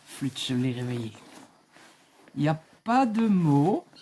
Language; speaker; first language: French; native; French